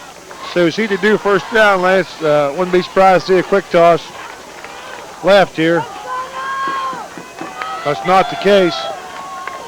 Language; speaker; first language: English; native; English